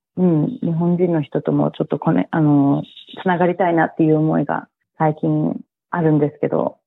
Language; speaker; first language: Japanese; early bilingual, heritage; Japanese